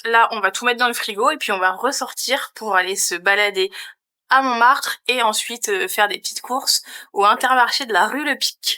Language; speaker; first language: French; native; French